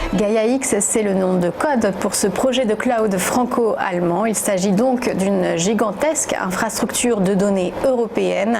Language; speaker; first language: French; native; French